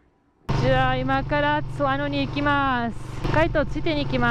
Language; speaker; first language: Japanese; non-native, learner; Spanish